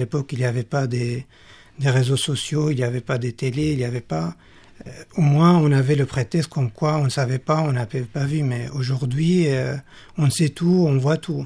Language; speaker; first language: French; non-native, fluent; Kurdish